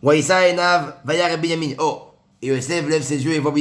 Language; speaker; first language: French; native; French